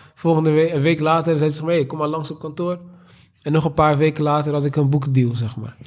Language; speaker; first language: Dutch; native; Dutch